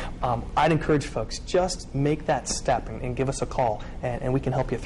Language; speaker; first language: English; native; English